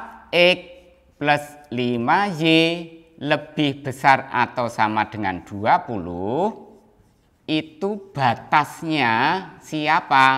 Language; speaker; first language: Indonesian; native; Indonesian